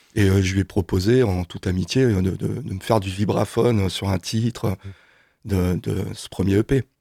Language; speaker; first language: French; native; French